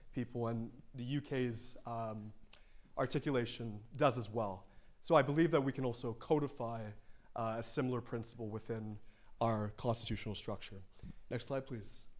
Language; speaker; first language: English; native; English